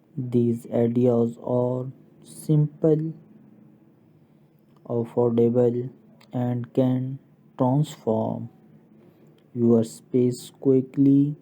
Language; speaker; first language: English; non-native, local second language; Urdu